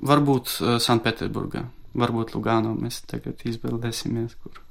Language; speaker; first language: Latvian; non-native, local second language; Russian